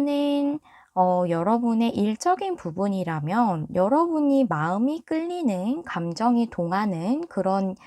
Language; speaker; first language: Korean; native; Korean